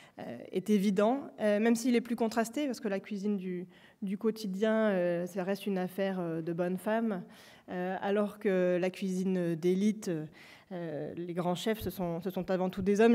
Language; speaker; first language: French; native; French